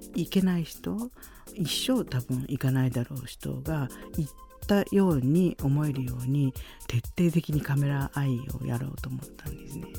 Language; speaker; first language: Japanese; native; Japanese